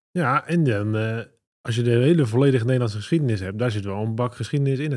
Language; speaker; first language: Dutch; native; Dutch